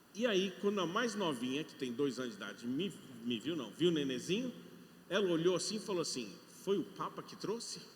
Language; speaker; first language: Portuguese; non-native, fluent; English